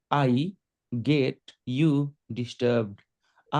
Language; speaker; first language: English; non-native, fluent; Hindi